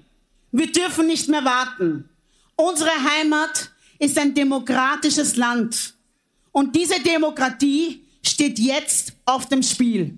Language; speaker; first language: German; early bilingual, other home language; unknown